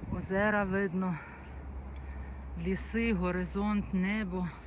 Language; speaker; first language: Ukrainian; native; Ukrainian